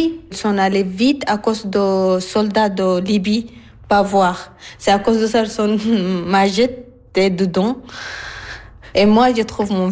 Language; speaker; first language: French; non-native, learner; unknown